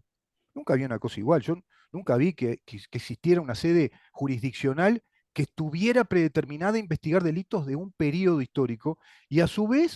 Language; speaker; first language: Spanish; native; Spanish